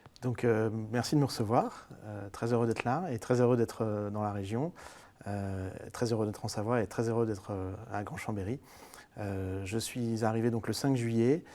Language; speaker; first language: French; native; French